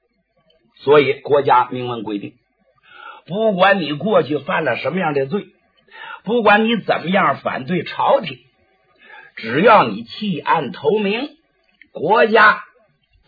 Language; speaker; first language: Chinese; native; Chinese